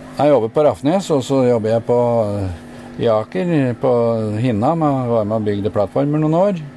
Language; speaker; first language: Norwegian; native; Norwegian